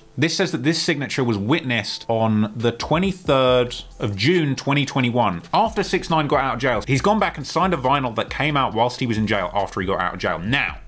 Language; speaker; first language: English; native; English